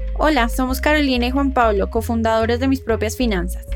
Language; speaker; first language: Spanish; native; Spanish